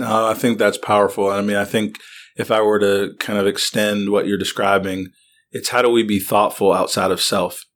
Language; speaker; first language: English; native; English